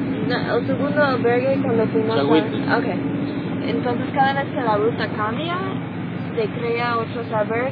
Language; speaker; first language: Spanish; non-native, learner; English